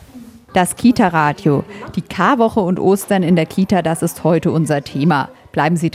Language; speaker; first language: German; native; German